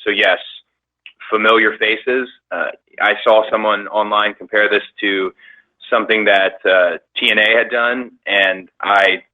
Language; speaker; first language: English; native; English